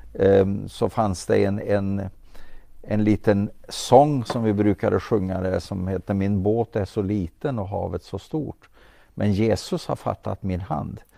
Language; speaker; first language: Swedish; native; Swedish